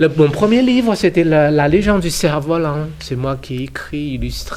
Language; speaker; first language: French; non-native, fluent; Chinese